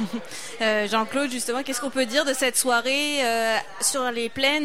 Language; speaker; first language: French; native; French